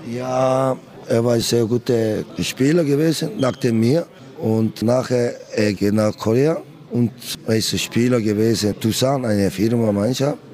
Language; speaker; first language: German; non-native, learner; Korean